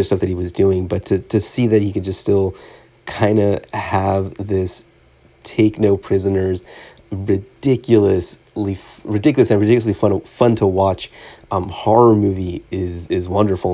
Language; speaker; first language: English; native; English